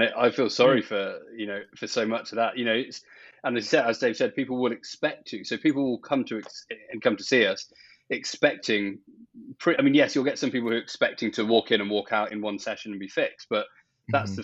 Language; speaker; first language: English; native; English